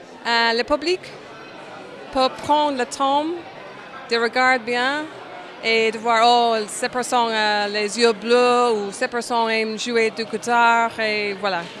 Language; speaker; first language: French; non-native, fluent; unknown